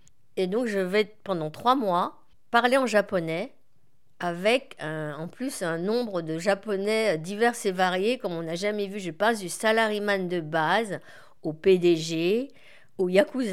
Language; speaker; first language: French; native; French